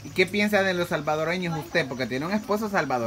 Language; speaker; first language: Spanish; native; Spanish